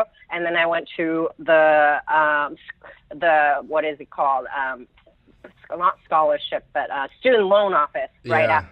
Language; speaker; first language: English; non-native, local second language; Cantonese